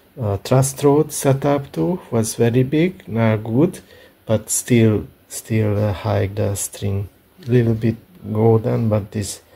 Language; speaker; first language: English; non-native, learner; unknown